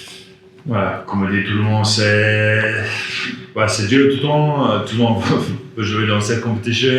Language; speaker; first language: French; non-native, learner; English